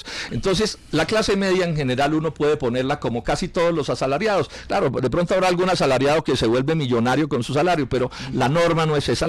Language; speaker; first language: Spanish; native; Spanish